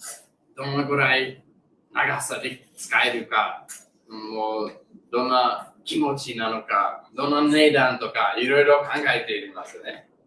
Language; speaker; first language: Japanese; non-native, fluent; English